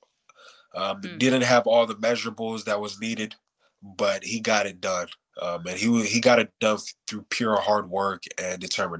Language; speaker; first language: English; native; English